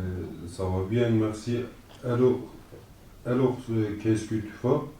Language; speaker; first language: French; non-native, learner; Kurdish